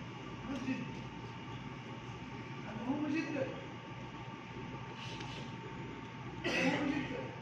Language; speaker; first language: Arabic; non-native, learner; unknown